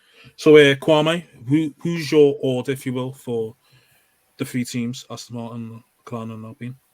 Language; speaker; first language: English; native; English